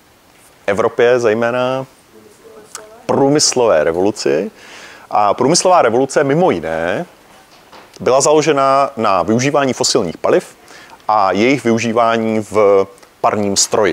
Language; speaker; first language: Czech; native; Czech